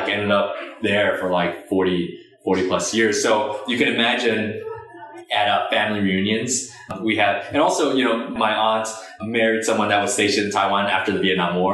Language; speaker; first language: English; native; English